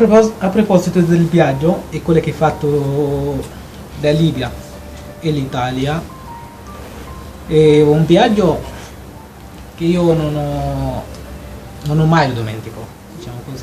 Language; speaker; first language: Italian; non-native, fluent; Arabic